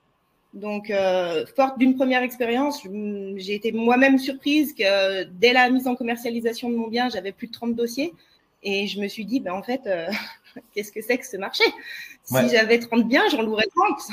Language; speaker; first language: French; native; French